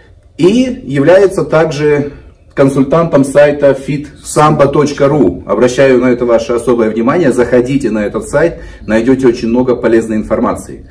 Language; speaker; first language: Russian; native; Russian